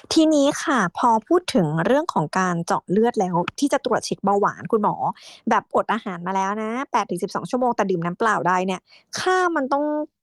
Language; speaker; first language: Thai; native; Thai